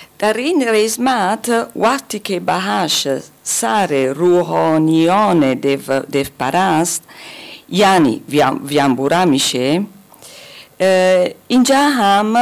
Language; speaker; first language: Persian; non-native, learner; German